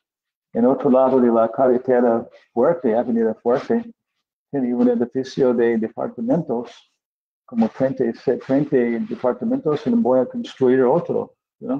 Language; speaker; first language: Spanish; non-native, fluent; English